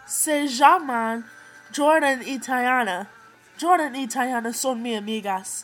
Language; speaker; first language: Spanish; non-native, learner; English